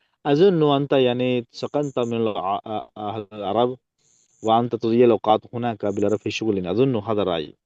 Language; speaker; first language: Arabic; non-native, learner; Urdu